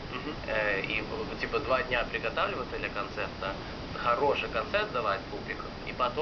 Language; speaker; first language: Russian; early bilingual, heritage; Russian